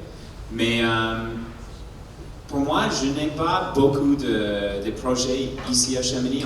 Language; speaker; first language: French; non-native, learner; English